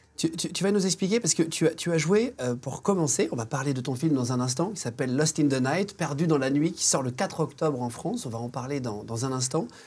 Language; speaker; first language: French; native; French